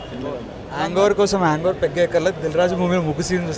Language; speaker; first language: Telugu; native; Telugu